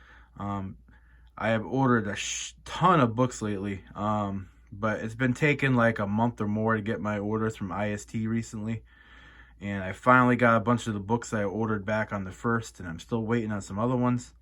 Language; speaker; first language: English; native; English